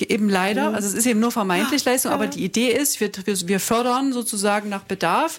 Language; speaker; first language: German; native; German